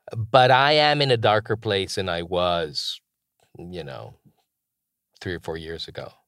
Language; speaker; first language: English; non-native, fluent; Spanish